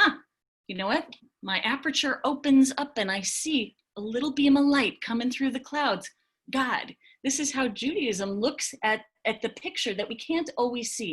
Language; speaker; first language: English; native; English